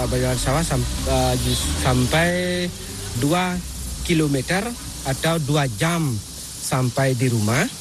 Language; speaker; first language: Indonesian; non-native, local second language; Balinese